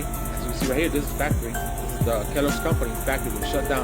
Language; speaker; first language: English; native; English